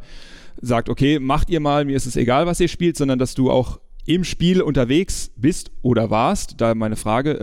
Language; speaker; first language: German; native; German